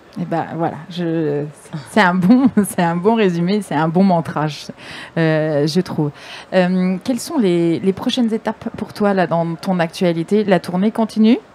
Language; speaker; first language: French; native; French